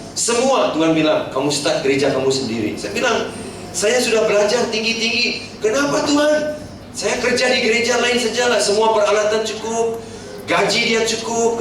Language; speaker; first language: Malay; non-native, local second language; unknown